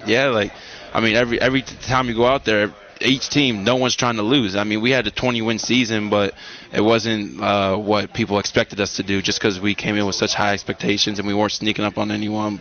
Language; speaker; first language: English; native; English